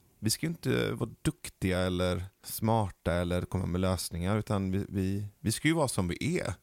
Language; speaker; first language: Swedish; early bilingual, other home language; Persian